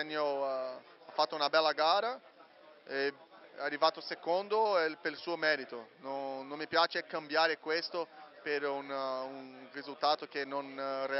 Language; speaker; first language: Italian; non-native, learner; Portuguese